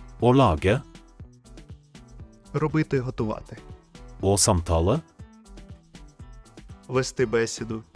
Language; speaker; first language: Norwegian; non-native, fluent; Ukrainian